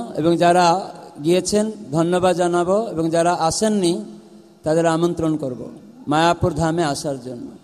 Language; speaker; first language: Bangla; non-native, fluent; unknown